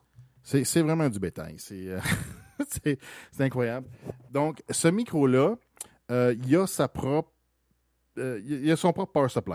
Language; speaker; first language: French; native; French